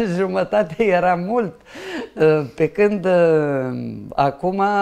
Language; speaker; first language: Romanian; non-native, local second language; Ukrainian